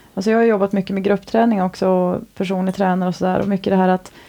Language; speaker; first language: Swedish; native; Swedish